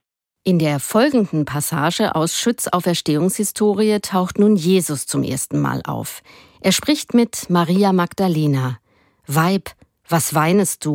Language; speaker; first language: German; native; German